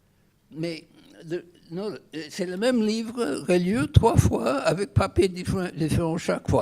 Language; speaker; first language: French; non-native, fluent; English